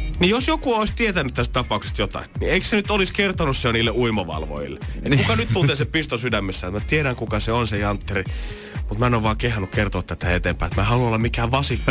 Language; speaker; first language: Finnish; native; Finnish